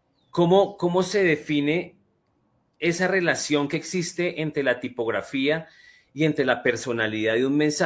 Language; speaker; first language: Spanish; native; Spanish